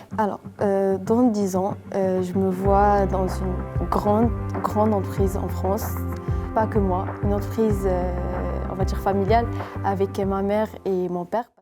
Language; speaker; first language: French; non-native, local second language; Arabic